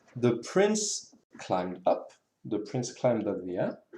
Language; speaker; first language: English; non-native, fluent; French